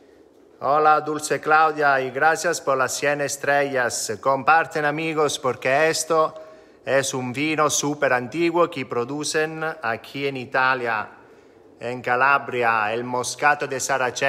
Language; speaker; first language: Spanish; non-native, fluent; Italian